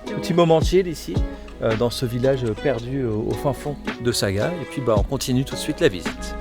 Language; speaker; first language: French; native; French